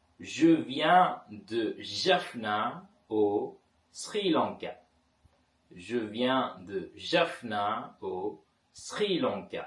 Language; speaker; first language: French; non-native, fluent; Tamil